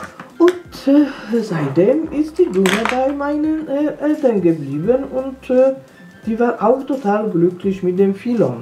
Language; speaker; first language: German; non-native, fluent; Polish